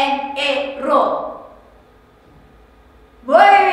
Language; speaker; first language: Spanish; non-native, learner; English